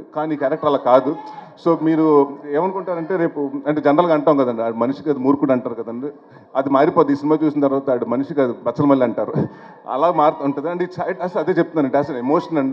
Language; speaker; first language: Telugu; native; Telugu